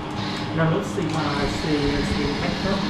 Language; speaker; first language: English; non-native, learner; Vietnamese